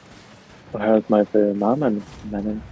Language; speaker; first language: Welsh; non-native, local second language; English